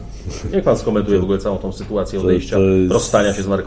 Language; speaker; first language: Polish; native; Polish